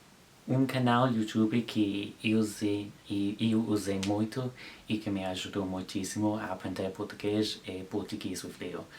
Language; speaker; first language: Portuguese; non-native, learner; English